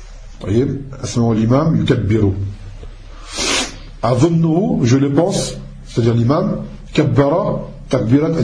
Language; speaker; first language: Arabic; non-native, fluent; French